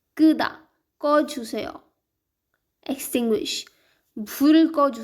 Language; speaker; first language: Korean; non-native, learner; Hindi